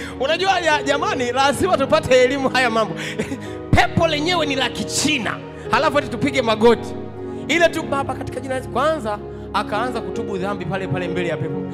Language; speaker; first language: Swahili; native; Swahili